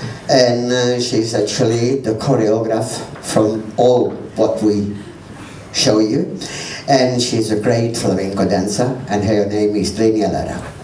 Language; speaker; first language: English; non-native, learner; Spanish